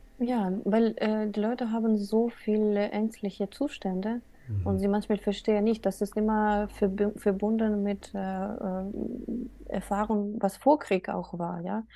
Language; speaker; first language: German; non-native, learner; Russian